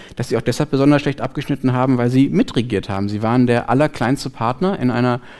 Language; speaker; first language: German; native; German